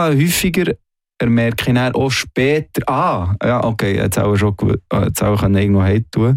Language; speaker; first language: German; native; German